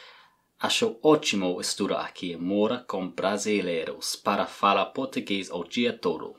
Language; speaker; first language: Portuguese; non-native, learner; English